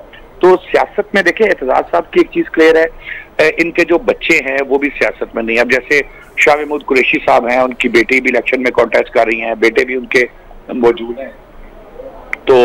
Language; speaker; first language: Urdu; non-native, local second language; Punjabi